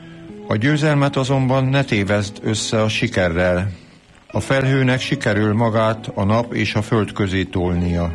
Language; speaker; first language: Hungarian; native; Hungarian